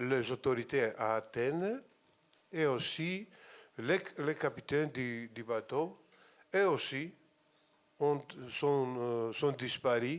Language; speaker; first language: French; non-native, fluent; Greek